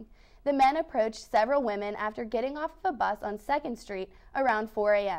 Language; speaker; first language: English; native; English